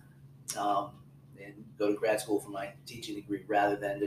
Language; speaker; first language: English; native; English